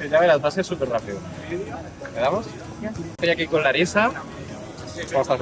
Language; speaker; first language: Spanish; native; Spanish